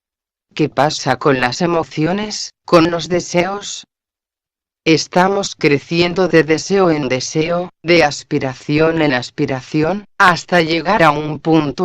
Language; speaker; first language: Spanish; native; Spanish